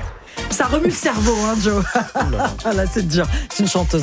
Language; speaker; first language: French; native; French